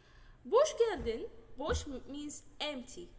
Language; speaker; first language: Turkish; non-native, fluent; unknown